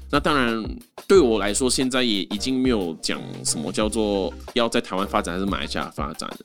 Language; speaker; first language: Chinese; non-native, local second language; Hakka Chinese